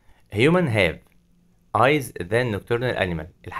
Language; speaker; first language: English; non-native, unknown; Arabic